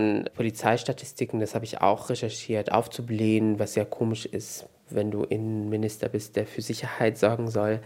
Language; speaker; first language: German; native; German